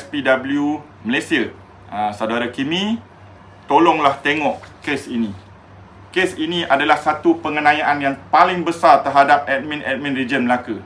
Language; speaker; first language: Malay; native; Malay